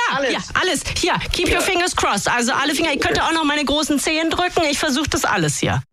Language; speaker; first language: German; native; German